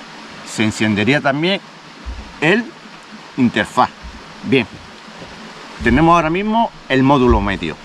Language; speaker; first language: Spanish; native; Spanish